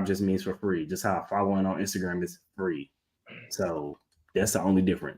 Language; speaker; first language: English; native; English